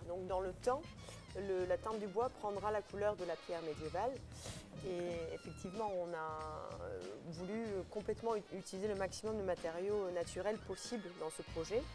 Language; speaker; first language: French; native; French